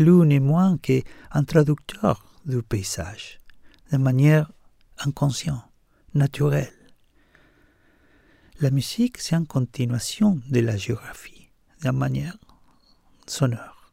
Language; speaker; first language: French; non-native, learner; Spanish